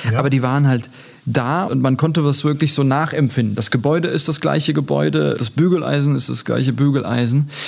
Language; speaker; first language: German; early bilingual, other home language; Turkish